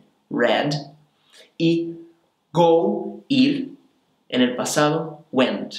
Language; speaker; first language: Spanish; non-native, fluent; Portuguese